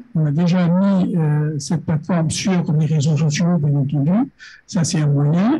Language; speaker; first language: French; non-native, local second language; Arabic